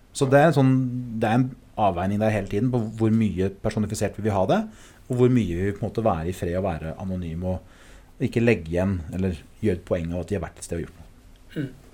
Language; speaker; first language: Norwegian; early bilingual, other home language; English